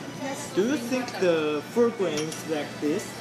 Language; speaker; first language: English; non-native, learner; Chinese